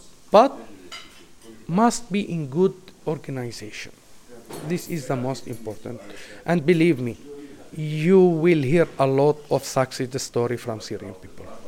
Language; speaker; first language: English; non-native, fluent; Arabic